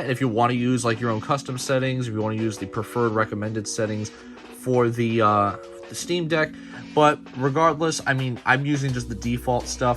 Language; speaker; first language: English; native; English